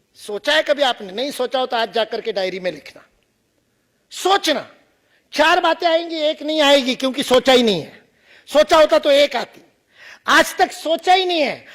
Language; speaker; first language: Hindi; non-native, local second language; Marathi